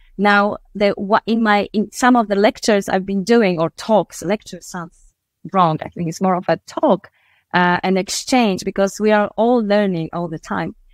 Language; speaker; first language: English; non-native, fluent; Polish